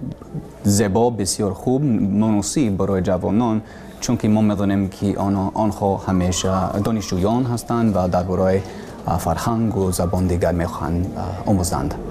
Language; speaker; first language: Persian; non-native, learner; English